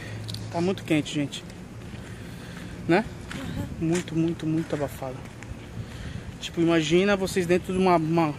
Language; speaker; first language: Portuguese; native; Portuguese